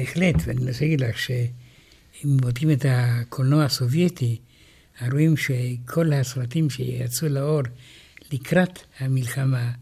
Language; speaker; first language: Hebrew; non-native, fluent; Romanian